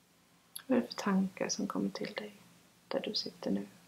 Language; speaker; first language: Swedish; native; Swedish